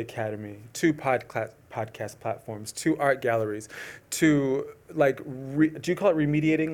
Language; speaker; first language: English; native; English